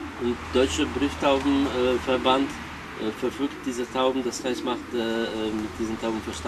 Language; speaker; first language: German; non-native, fluent; Polish